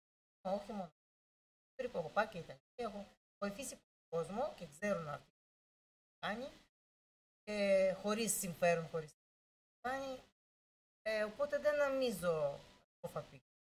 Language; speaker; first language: Greek; non-native, learner; Russian